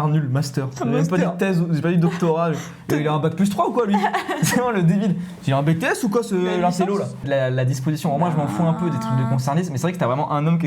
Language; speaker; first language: French; native; French